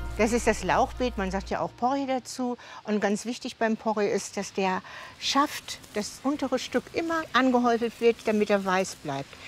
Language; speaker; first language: German; native; German